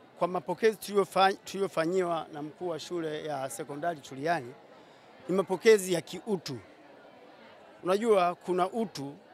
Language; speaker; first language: Swahili; non-native, local second language; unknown